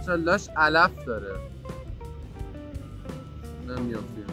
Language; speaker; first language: Persian; native; Persian